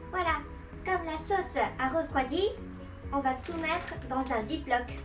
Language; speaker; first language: French; non-native, fluent; Japanese